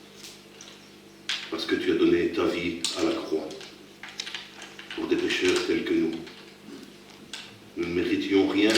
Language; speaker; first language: French; native; French